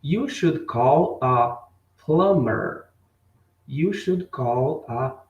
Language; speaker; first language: English; non-native, fluent; Portuguese